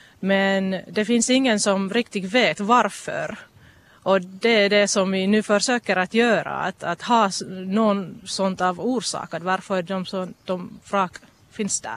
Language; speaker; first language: Swedish; non-native, local second language; Finnish